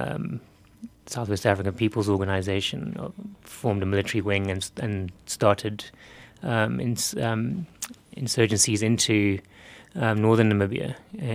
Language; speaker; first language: English; native; English